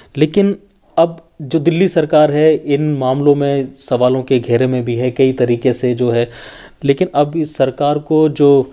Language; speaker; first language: Hindi; native; Hindi